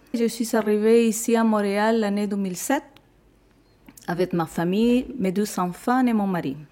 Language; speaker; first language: French; non-native, fluent; Spanish